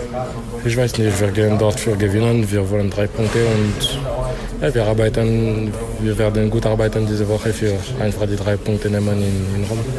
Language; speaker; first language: German; non-native, fluent; French